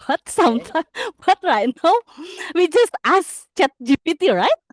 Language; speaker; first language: English; non-native, learner; Indonesian